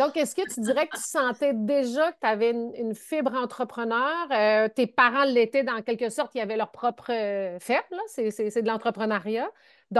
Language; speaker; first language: French; native; French